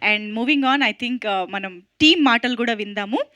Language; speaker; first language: Telugu; native; Telugu